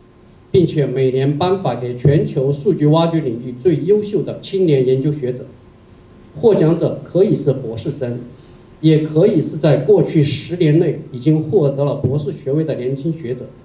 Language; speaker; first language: Chinese; native; Chinese